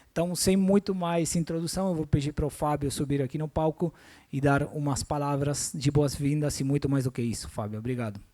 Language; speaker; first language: Portuguese; non-native, fluent; Spanish